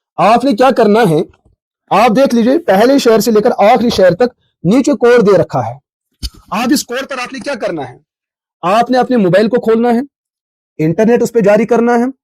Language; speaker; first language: Urdu; non-native, local second language; Kashmiri